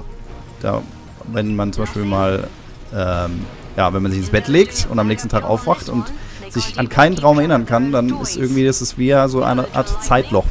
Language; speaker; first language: German; native; German